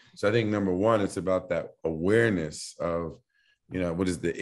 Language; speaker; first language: English; native; English